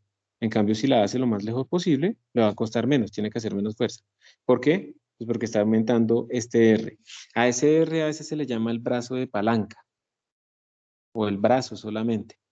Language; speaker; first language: Spanish; native; Spanish